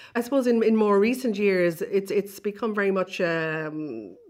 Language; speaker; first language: English; native; English